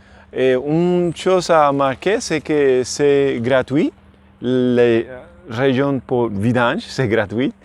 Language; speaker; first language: French; non-native, fluent; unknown